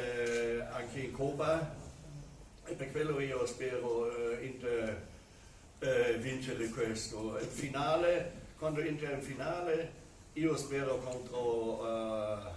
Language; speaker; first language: Italian; non-native, fluent; German